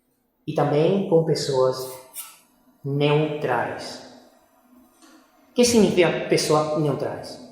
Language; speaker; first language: Portuguese; non-native, fluent; Spanish